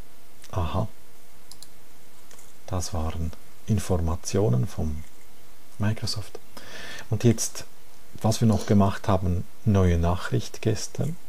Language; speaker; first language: German; non-native, fluent; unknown